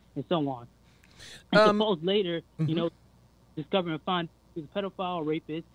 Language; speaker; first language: English; native; English